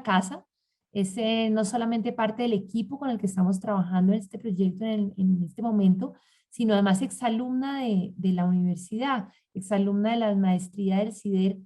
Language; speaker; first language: Spanish; native; Spanish